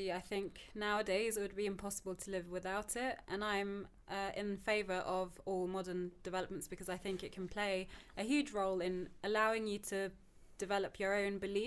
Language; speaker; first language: English; early bilingual, other home language; Turkish